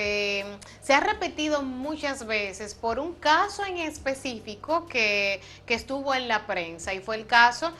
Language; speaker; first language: Spanish; native; Spanish